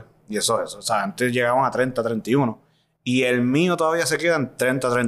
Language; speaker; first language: Spanish; native; Spanish